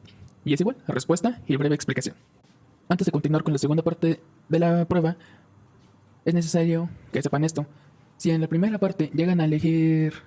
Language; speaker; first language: Spanish; native; Spanish